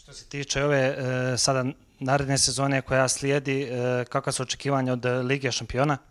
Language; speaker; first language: Serbian; native; Serbian